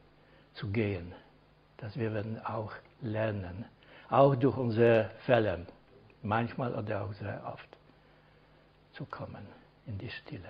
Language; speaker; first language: German; non-native, fluent; Polish